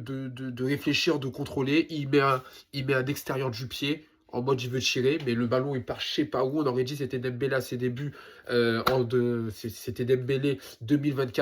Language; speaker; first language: French; native; French